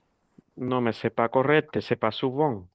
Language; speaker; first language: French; non-native, fluent; Spanish